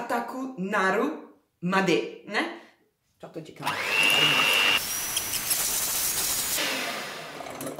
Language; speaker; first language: Japanese; non-native, learner; Italian